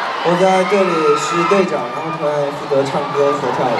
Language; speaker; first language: Chinese; native; Chinese